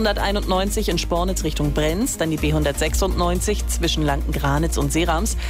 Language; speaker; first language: German; native; German